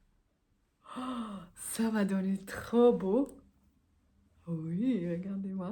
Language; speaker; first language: French; non-native, local second language; Swiss German